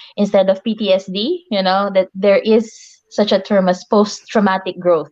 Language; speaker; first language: English; non-native, local second language; Filipino